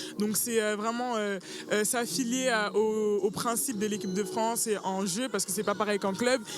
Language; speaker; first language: French; early bilingual, other home language; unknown